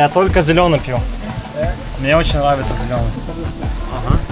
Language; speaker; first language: Russian; non-native, learner; Lithuanian